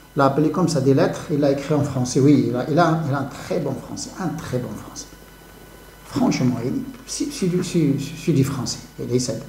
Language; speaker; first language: French; non-native, local second language; Arabic